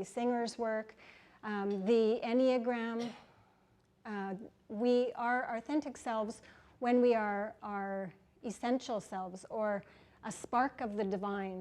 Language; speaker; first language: English; native; English